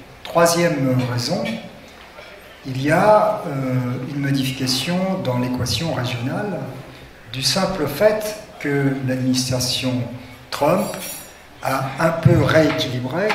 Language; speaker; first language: French; native; French